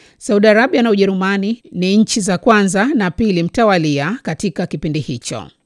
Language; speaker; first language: Swahili; native; Swahili